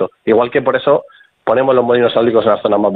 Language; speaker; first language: Spanish; native; Spanish